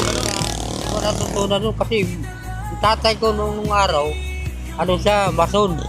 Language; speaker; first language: Filipino; non-native, local second language; Cebuano